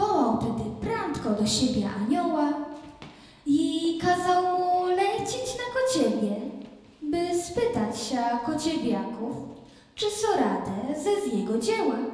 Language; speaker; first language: Polish; native; Polish